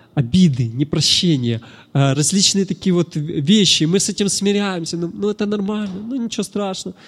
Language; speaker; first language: Ukrainian; non-native, local second language; Russian